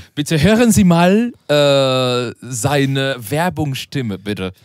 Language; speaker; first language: German; non-native, learner; Spanish